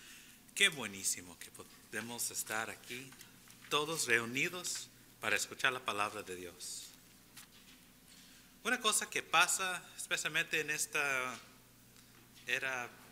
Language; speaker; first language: Spanish; early bilingual, heritage; English